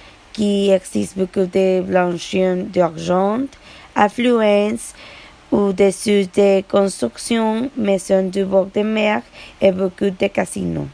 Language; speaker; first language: French; non-native, learner; Spanish